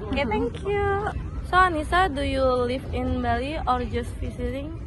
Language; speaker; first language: English; non-native, learner; Indonesian